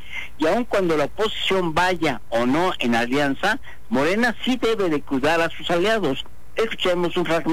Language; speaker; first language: Spanish; native; Spanish